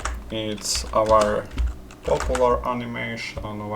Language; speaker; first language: English; non-native, fluent; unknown